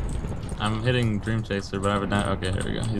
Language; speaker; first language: English; native; English